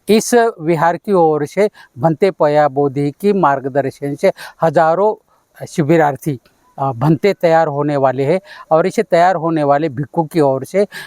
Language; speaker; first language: Hindi; non-native, local second language; Marathi